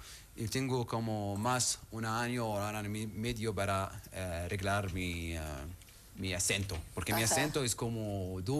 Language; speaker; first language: Spanish; non-native, learner; Arabic